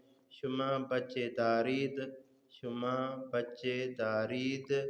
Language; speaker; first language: Persian; non-native, fluent; Urdu